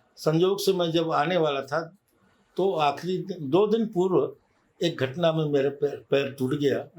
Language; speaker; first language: Hindi; non-native, local second language; Sindhi